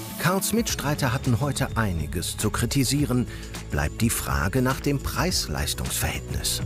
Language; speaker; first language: German; native; German